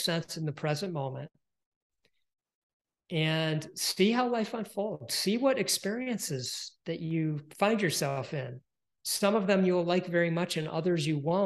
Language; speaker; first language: English; native; English